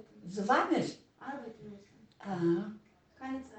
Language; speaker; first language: German; non-native, learner; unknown